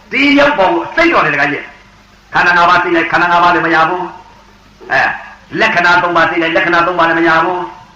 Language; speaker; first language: Burmese; native; Burmese